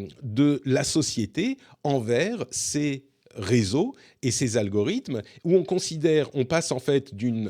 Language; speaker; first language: French; native; French